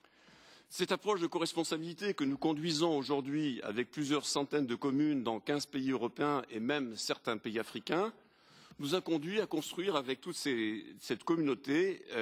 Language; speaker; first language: French; native; French